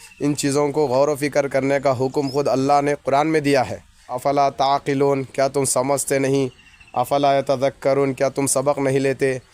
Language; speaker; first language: Urdu; native; Urdu